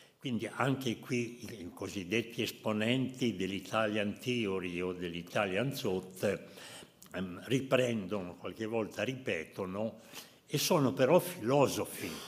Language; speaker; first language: Italian; native; Italian